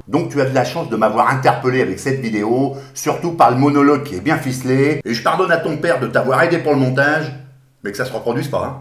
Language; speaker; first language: French; native; French